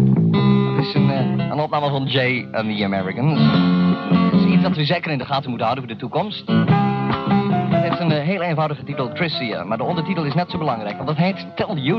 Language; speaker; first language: Dutch; native; Dutch